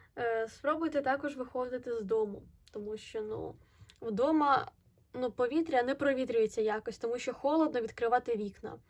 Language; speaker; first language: Ukrainian; non-native, local second language; Russian